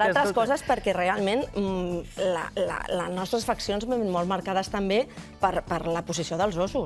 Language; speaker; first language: Catalan; native; Catalan